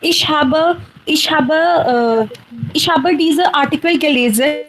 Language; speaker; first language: German; non-native, learner; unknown